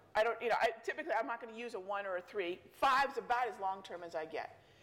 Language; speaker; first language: English; native; English